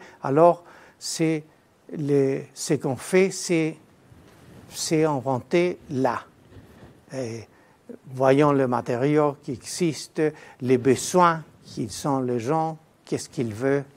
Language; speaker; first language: French; non-native, fluent; Spanish